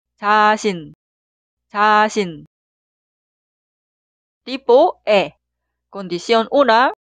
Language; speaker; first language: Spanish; non-native, fluent; Korean